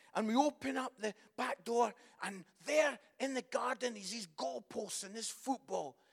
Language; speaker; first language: English; native; English